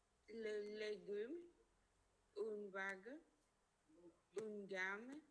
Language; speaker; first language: French; non-native, learner; Khmer